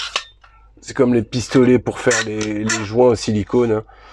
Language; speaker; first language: French; native; French